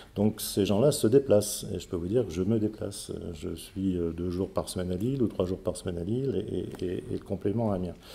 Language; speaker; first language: French; native; French